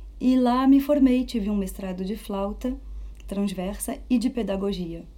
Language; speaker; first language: Portuguese; early bilingual, heritage; Portuguese